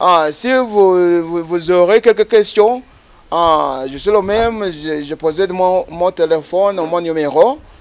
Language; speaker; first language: French; non-native, learner; Ganda